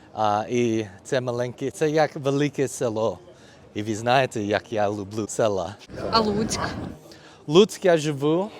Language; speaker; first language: Ukrainian; non-native, learner; English